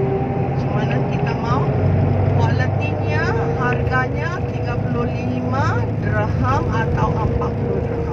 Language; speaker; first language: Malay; non-native, learner; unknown